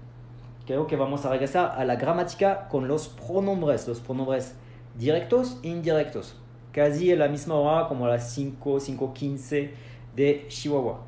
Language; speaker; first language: Spanish; non-native, fluent; French